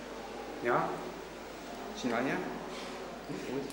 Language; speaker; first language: Hungarian; non-native, learner; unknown